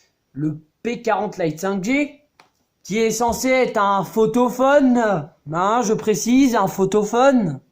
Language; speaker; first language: French; native; French